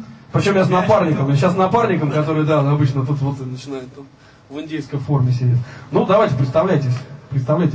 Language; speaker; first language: Russian; native; Russian